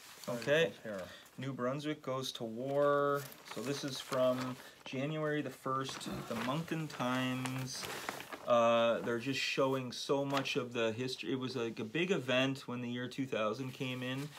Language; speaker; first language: English; native; English